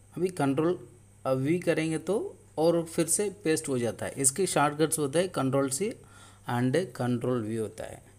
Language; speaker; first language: Hindi; non-native, local second language; Tamil